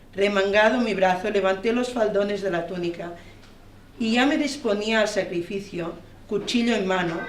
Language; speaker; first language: Spanish; non-native, local second language; Catalan